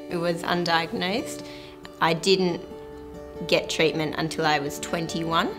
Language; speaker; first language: English; native; English